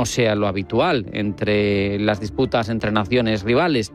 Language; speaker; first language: Spanish; native; Spanish